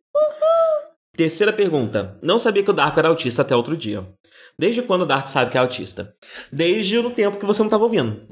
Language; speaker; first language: Portuguese; native; Portuguese